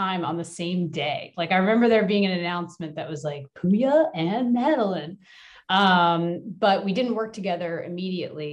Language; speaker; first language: English; native; English